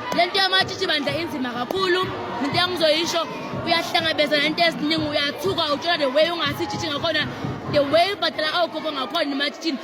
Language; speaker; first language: Zulu; native; Zulu